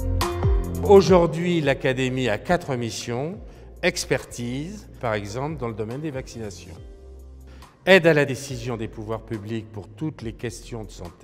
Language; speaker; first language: French; native; French